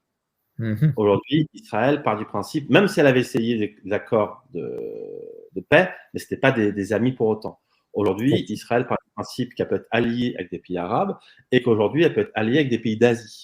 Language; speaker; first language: French; native; French